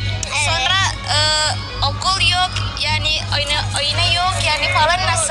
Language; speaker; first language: Turkish; non-native, learner; Indonesian